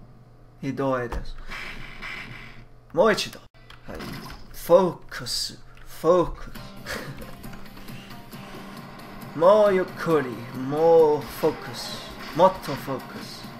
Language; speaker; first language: Japanese; non-native, learner; English